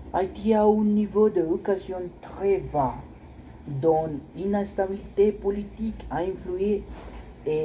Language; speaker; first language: French; non-native, learner; Spanish